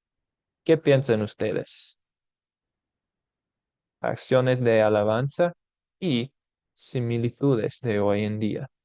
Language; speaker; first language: Spanish; non-native, fluent; English